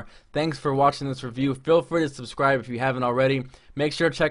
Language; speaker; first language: English; native; English